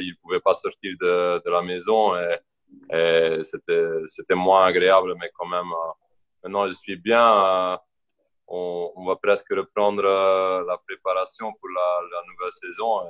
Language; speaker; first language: French; non-native, local second language; Dutch